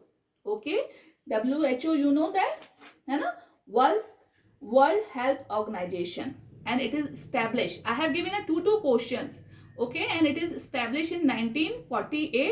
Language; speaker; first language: English; non-native, local second language; Hindi